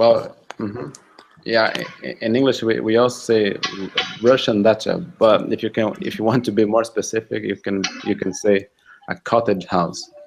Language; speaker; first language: English; non-native, fluent; Russian